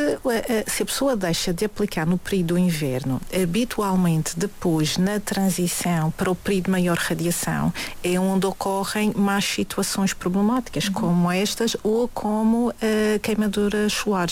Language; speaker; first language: Portuguese; native; Portuguese